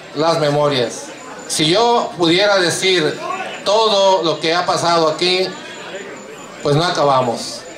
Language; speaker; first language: Spanish; native; Spanish